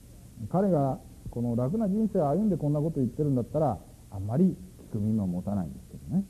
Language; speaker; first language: Japanese; native; Japanese